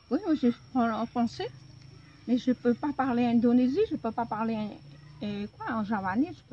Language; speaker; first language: French; non-native, local second language; Javanese